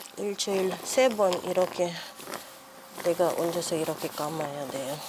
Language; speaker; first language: Korean; non-native, learner; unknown